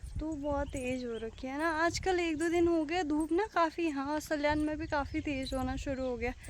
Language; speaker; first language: Hindi; non-native, local second language; Nepali